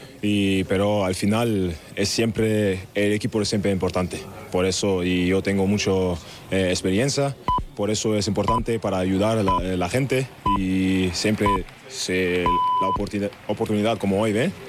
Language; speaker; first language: Spanish; non-native, learner; German